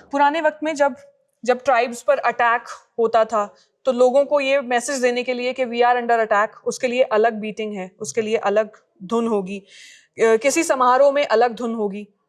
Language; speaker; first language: Hindi; native; Hindi